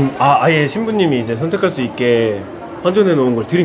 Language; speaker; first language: Korean; native; Korean